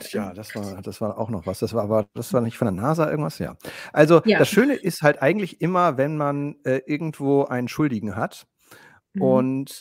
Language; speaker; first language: German; native; German